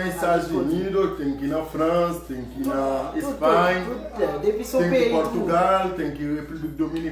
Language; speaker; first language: Portuguese; non-native, learner; Haitian Creole